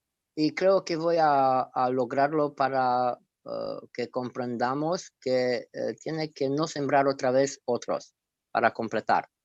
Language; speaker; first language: Spanish; non-native, fluent; Romanian